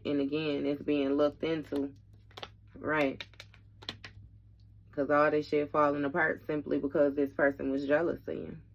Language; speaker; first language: English; native; English